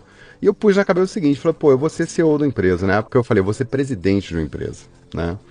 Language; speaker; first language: Portuguese; native; Portuguese